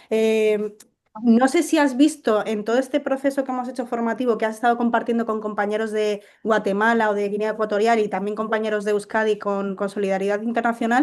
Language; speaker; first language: Spanish; native; Spanish